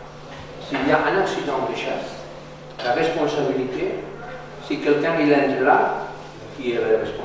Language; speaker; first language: French; non-native, learner; Catalan